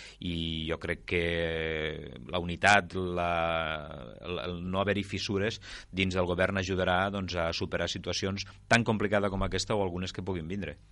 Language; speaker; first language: Catalan; native; Catalan